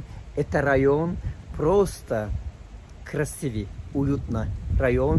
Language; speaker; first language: Russian; non-native, fluent; Turkish